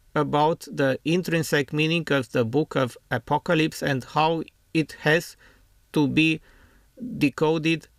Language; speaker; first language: English; non-native, fluent; Romanian